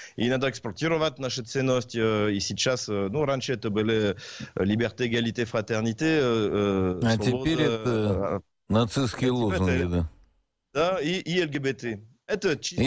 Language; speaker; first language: Russian; non-native, learner; French